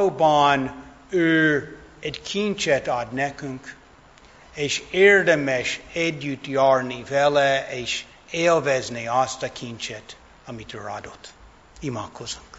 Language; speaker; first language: Hungarian; non-native, fluent; English